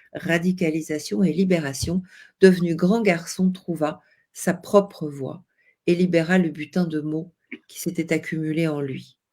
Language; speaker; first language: French; native; French